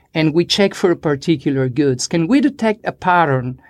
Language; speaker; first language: English; non-native, fluent; Spanish